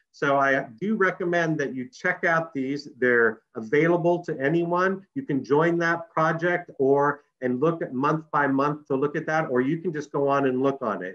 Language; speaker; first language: English; native; English